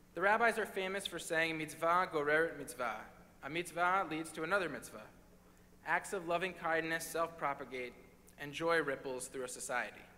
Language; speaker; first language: English; native; English